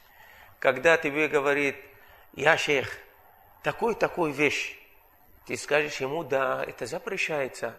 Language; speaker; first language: Russian; non-native, fluent; Arabic